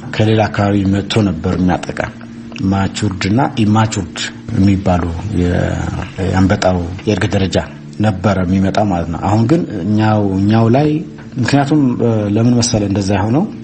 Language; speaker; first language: Amharic; non-native, local second language; Tigrinya